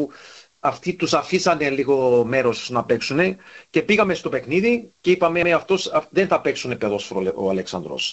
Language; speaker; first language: Greek; early bilingual, heritage; English